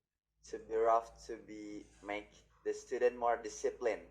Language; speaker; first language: English; non-native, learner; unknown